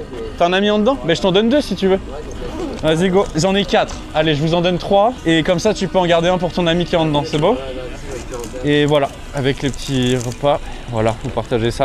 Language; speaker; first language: French; native; French